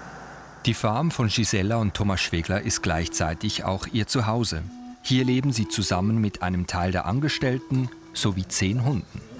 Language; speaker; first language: German; native; German